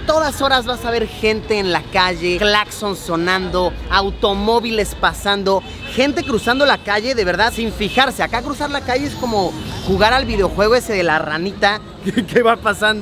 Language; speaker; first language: Spanish; native; Spanish